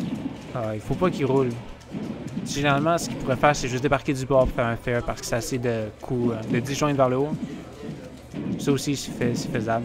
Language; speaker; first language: French; native; French